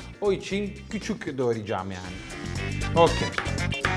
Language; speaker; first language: Turkish; non-native, learner; Italian